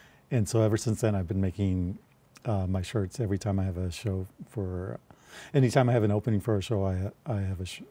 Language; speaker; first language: English; early bilingual, other home language; Spanish